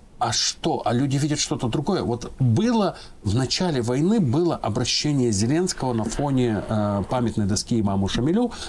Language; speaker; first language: Russian; non-native, local second language; Ingush